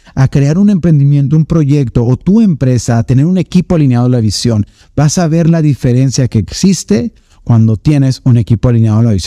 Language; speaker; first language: Spanish; native; Spanish